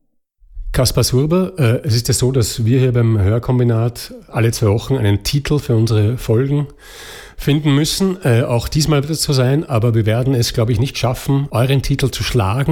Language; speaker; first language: German; native; German